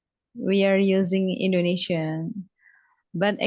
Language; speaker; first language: English; non-native, fluent; Javanese